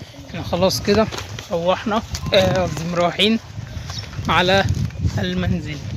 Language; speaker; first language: Arabic; native; Arabic